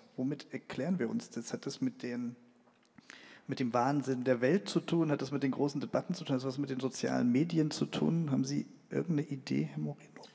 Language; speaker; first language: German; native; German